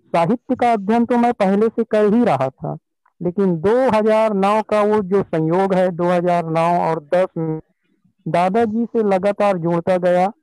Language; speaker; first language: Hindi; native; Hindi